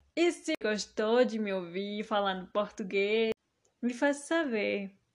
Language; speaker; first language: Portuguese; early bilingual, heritage; Portuguese